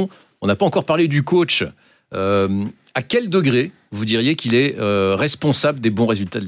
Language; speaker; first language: French; native; French